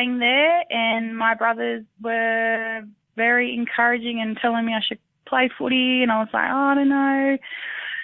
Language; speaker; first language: English; native; English